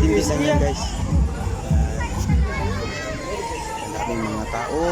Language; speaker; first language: Filipino; non-native, local second language; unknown